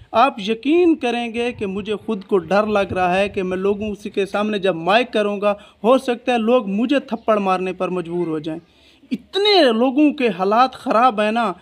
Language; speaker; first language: Urdu; native; Urdu